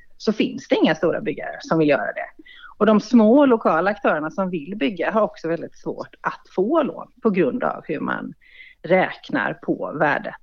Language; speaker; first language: Swedish; native; Swedish